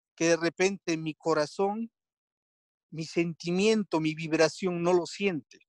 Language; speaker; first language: Spanish; non-native, local second language; Quechua